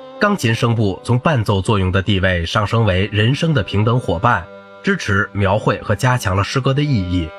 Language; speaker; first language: Chinese; native; Chinese